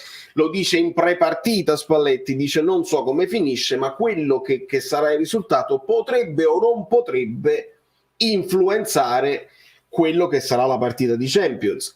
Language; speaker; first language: Italian; native; Italian